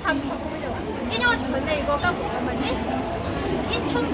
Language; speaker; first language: Korean; non-native, learner; Vietnamese